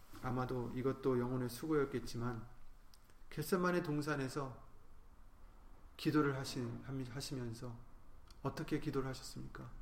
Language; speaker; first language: Korean; native; Korean